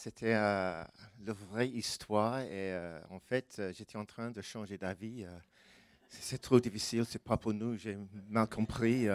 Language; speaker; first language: French; non-native, fluent; English